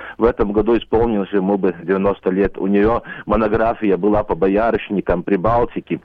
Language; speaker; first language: Russian; non-native, local second language; Latvian